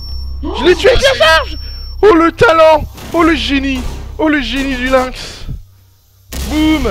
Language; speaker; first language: French; native; French